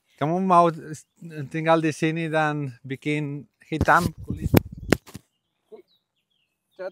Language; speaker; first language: Indonesian; non-native, learner; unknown